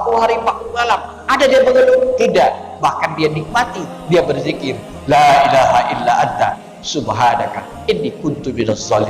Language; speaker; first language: Indonesian; native; Indonesian